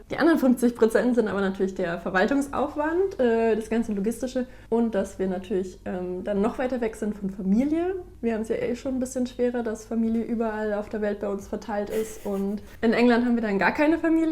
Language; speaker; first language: German; native; German